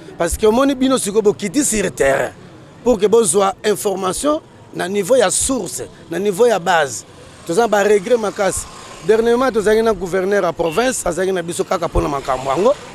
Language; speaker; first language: Lingala; non-native, local second language; Kongo